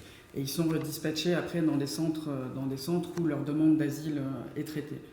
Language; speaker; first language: French; native; French